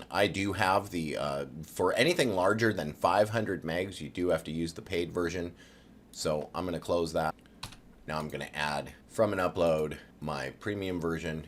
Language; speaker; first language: English; native; English